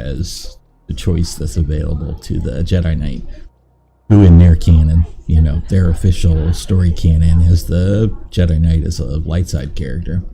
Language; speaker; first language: English; native; English